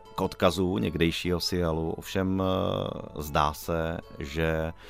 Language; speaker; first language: Czech; native; Czech